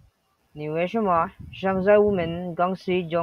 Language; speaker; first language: Chinese; non-native, learner; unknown